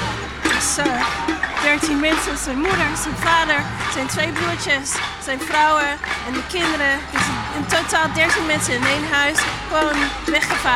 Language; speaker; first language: Dutch; non-native, fluent; English